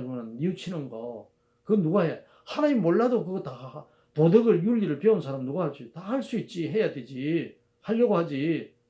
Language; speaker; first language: Korean; native; Korean